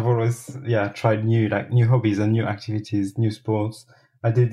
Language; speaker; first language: English; non-native, fluent; French